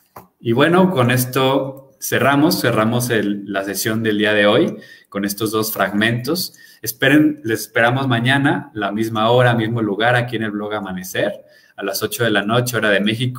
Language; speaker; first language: Spanish; native; Spanish